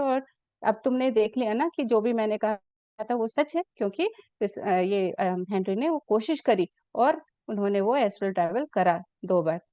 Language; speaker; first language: Hindi; native; Hindi